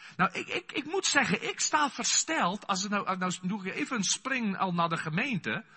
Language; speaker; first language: Dutch; non-native, fluent; Afrikaans